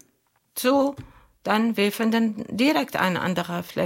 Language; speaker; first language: German; non-native, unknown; Arabic